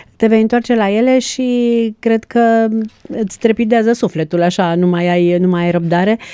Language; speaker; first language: Romanian; native; Romanian